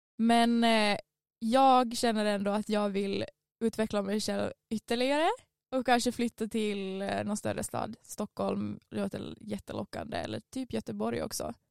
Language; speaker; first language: Swedish; native; Swedish